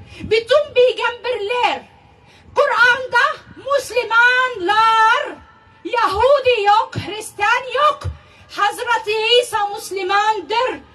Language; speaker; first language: Turkish; non-native, learner; Arabic